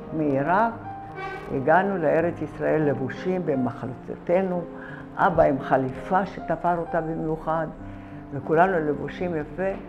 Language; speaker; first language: Hebrew; early bilingual, other home language; Arabic